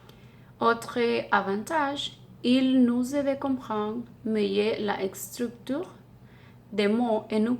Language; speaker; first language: French; non-native, learner; Spanish